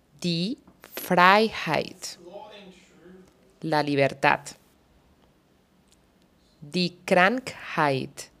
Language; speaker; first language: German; non-native, fluent; Spanish